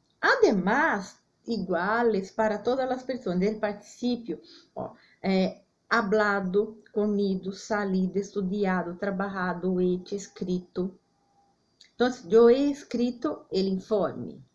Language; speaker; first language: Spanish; non-native, fluent; Portuguese